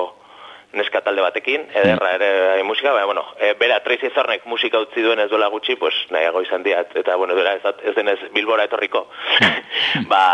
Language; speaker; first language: Basque; native; Basque